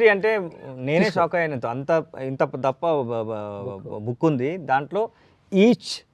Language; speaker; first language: Telugu; non-native, learner; Kannada